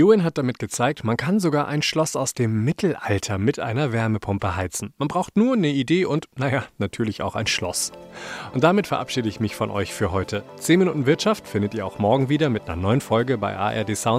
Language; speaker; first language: German; native; German